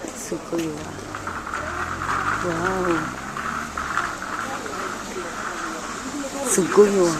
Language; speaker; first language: Japanese; non-native, learner; Filipino